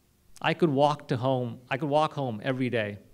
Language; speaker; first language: English; non-native, local second language; Hindi